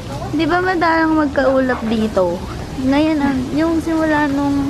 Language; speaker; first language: Filipino; native; Filipino